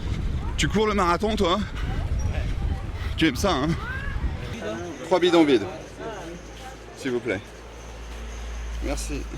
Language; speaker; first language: French; native; French